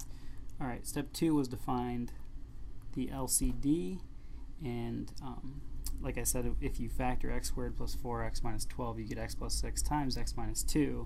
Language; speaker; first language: English; native; English